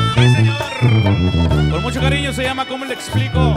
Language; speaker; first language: Spanish; native; Spanish